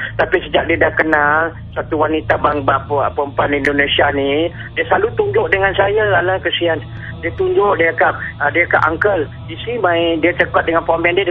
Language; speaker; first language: Malay; native; Malay